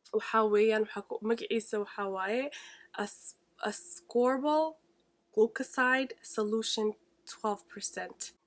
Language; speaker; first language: Somali; early bilingual, heritage; Somali